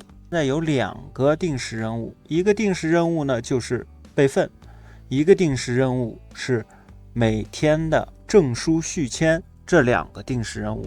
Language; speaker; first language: Chinese; native; Chinese